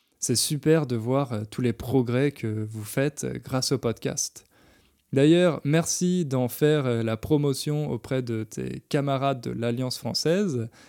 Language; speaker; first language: French; native; French